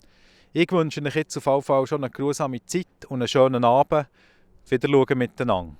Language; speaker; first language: German; native; German